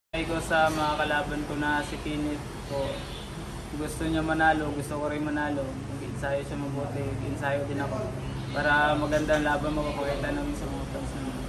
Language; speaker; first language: Filipino; non-native, local second language; Cebuano